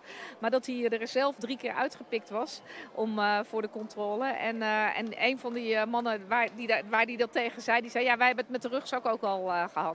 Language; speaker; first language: Dutch; native; Dutch